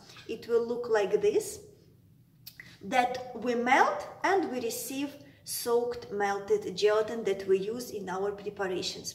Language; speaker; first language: English; non-native, fluent; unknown